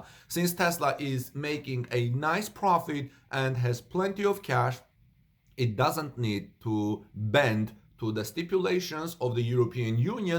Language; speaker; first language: English; non-native, fluent; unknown